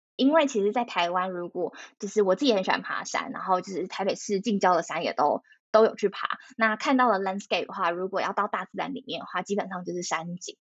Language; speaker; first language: Chinese; native; Chinese